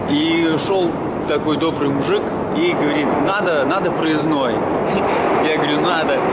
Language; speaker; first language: Russian; native; Russian